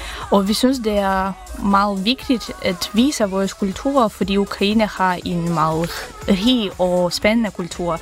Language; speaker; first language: Danish; non-native, learner; Ukrainian